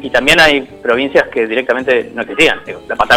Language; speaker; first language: Spanish; native; Spanish